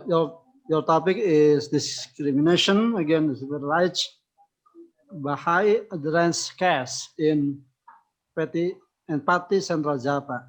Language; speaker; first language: English; non-native, local second language; Indonesian